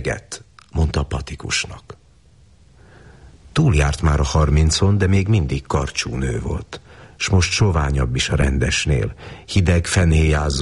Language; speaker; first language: Hungarian; native; Hungarian